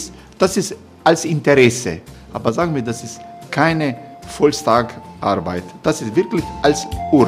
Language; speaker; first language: German; non-native, fluent; Croatian